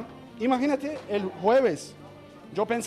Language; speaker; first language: Spanish; non-native, learner; Turkish